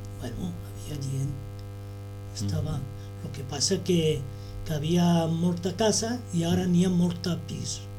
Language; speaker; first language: Catalan; non-native, local second language; Spanish